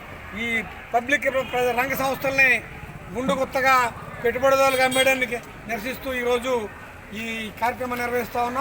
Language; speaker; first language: Telugu; native; Telugu